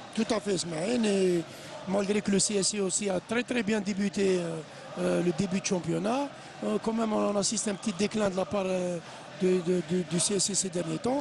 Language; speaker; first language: French; non-native, local second language; Arabic